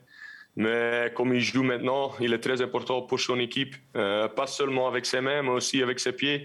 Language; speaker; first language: French; non-native, local second language; Dutch